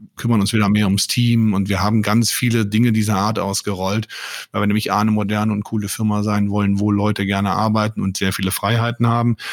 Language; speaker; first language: German; native; German